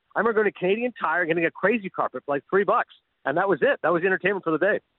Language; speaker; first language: English; native; English